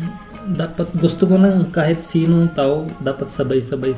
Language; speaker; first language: Filipino; non-native, learner; Punjabi